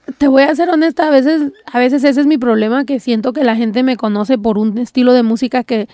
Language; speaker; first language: Spanish; early bilingual, heritage; Spanish